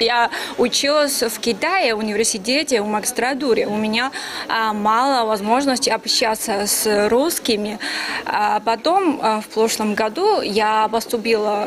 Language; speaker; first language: Russian; non-native, fluent; Chinese